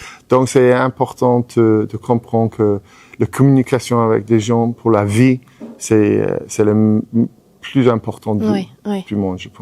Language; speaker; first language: French; non-native, fluent; English